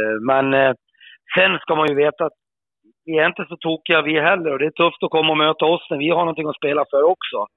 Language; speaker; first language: Swedish; native; Swedish